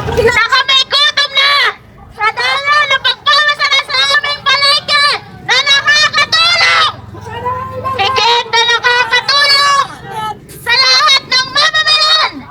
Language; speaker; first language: Filipino; native; Filipino